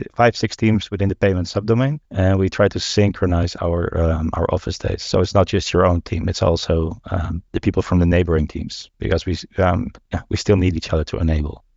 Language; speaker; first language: English; non-native, fluent; Dutch